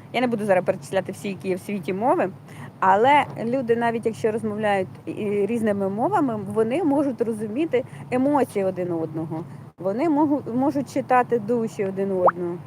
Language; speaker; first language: Ukrainian; native; Ukrainian